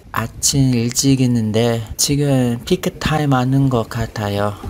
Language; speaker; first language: Korean; non-native, learner; English